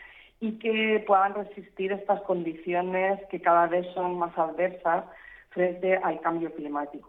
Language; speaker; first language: Spanish; native; Spanish